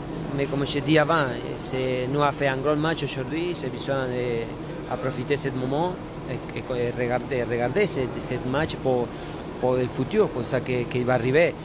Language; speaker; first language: French; non-native, learner; Spanish